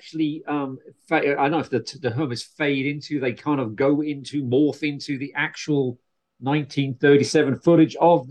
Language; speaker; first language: English; native; English